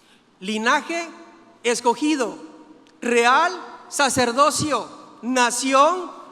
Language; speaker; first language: Spanish; native; Spanish